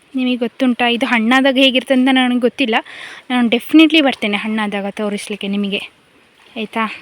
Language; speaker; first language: Kannada; native; Kannada